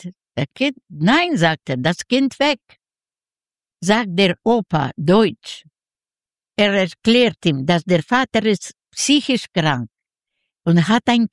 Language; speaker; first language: German; non-native, learner; Yiddish